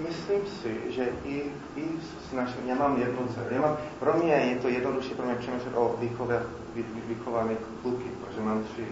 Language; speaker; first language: Czech; non-native, fluent; English